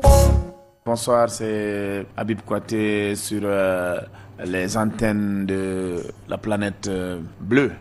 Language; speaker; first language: French; non-native, local second language; Bambara